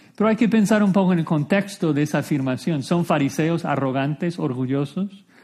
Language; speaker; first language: Spanish; non-native, fluent; English